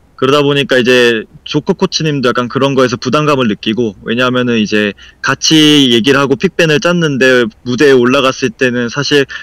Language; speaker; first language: Korean; native; Korean